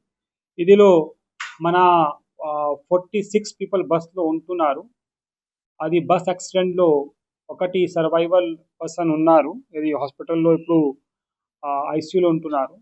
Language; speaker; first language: Telugu; non-native, local second language; Urdu